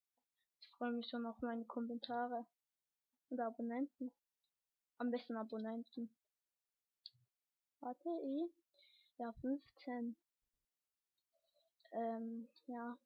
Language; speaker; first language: German; early bilingual, other home language; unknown